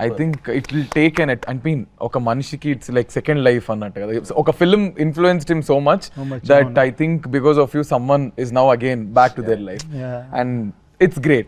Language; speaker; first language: Telugu; native; Telugu